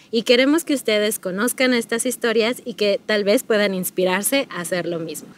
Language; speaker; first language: Spanish; native; Spanish